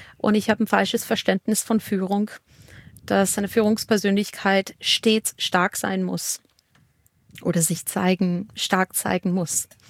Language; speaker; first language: German; non-native, fluent; English